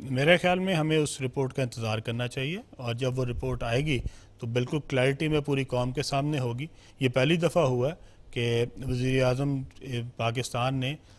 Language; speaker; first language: Urdu; non-native, local second language; Punjabi